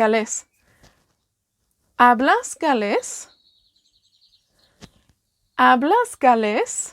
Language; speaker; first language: Spanish; non-native, fluent; Welsh